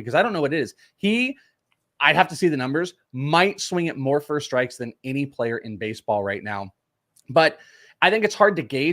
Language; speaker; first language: English; native; English